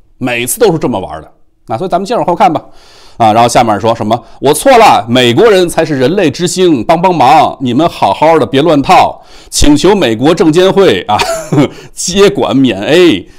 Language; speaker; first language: Chinese; native; Chinese